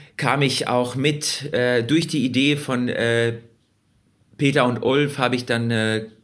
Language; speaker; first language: German; early bilingual, other home language; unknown